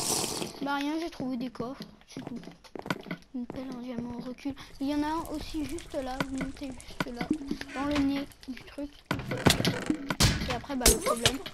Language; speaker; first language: French; native; French